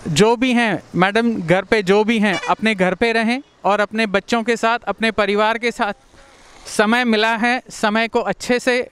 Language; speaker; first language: Hindi; non-native, local second language; Sindhi